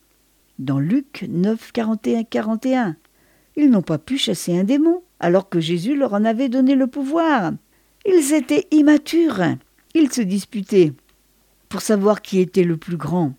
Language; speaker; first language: French; native; French